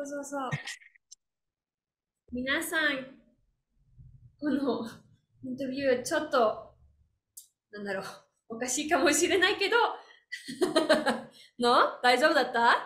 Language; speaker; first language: Japanese; non-native, learner; Spanish